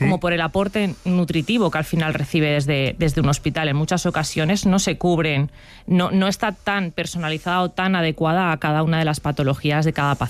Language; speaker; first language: Spanish; native; Spanish